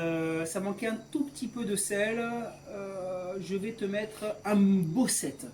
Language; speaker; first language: French; native; French